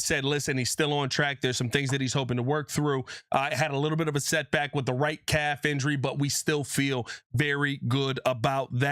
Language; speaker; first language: English; native; English